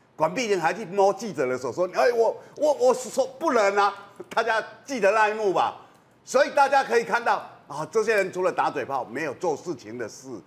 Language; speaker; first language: Chinese; native; Chinese